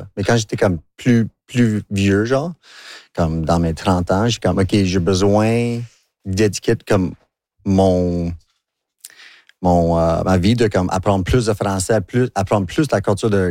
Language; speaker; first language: French; non-native, local second language; English